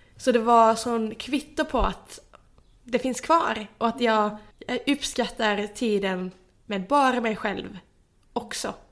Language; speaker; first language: Swedish; non-native, local second language; Finnish